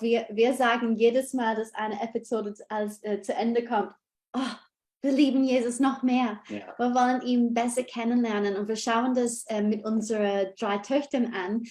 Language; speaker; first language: German; non-native, fluent; English